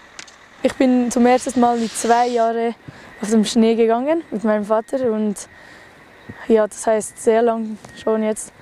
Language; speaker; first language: German; non-native, local second language; French